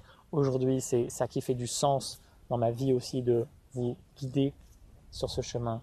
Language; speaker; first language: French; native; French